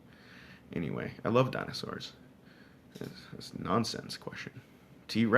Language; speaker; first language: English; native; English